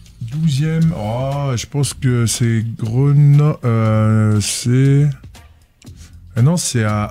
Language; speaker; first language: French; native; French